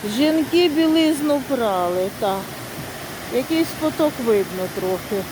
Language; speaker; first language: Ukrainian; native; Ukrainian